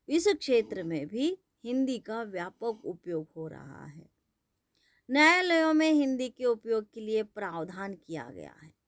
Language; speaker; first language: Hindi; non-native, local second language; Marathi